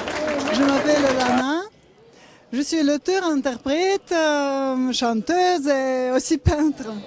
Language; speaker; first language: French; non-native, learner; Russian